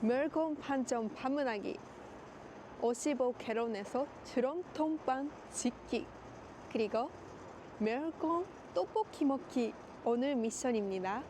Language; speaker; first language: Korean; non-native, fluent; Japanese